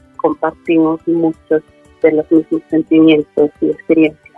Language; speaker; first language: Spanish; early bilingual, other home language; Swedish